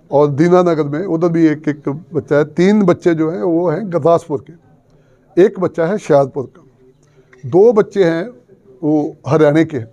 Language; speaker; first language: Hindi; non-native, local second language; Punjabi